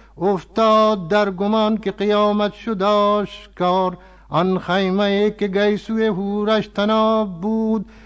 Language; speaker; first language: Persian; non-native, fluent; Urdu